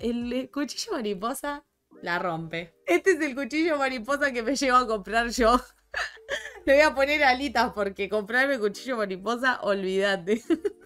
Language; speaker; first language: Spanish; native; Spanish